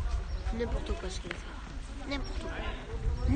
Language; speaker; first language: French; native; French